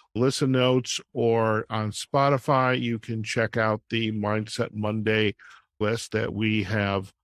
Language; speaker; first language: English; native; English